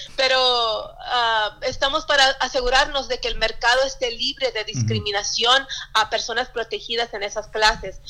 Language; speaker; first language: Spanish; early bilingual, heritage; Spanish